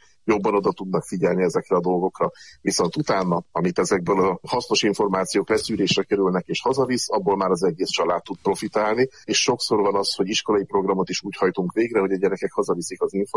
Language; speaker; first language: Hungarian; native; Hungarian